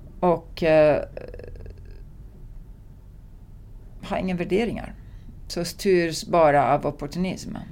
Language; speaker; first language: Swedish; non-native, fluent; Italian